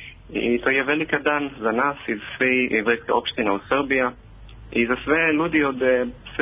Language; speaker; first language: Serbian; non-native, learner; Hebrew